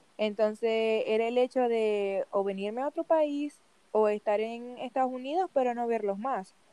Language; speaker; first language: Spanish; native; Spanish